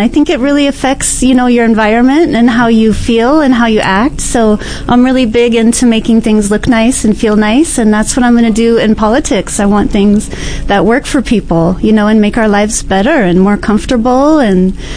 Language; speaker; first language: English; native; English